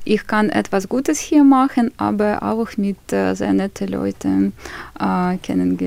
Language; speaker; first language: German; non-native, learner; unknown